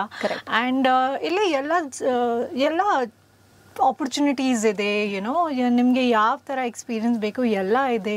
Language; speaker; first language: Kannada; non-native, learner; Punjabi